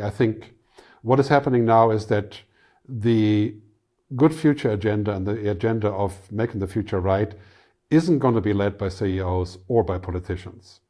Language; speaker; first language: English; non-native, fluent; German